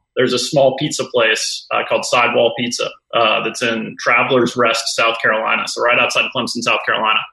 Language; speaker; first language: English; native; English